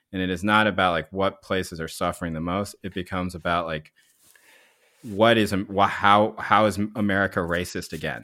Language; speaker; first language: English; early bilingual, other home language; Korean